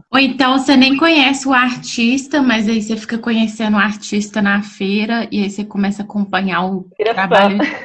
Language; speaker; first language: Portuguese; native; Portuguese